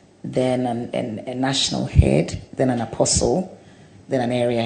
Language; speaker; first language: English; non-native, local second language; Akan